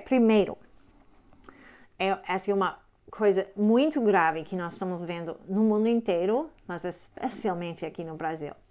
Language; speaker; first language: Portuguese; non-native, learner; English